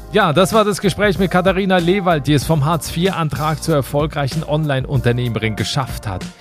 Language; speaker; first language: German; native; German